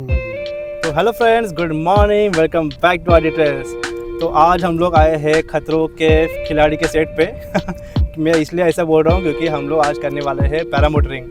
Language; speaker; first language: Hindi; native; Hindi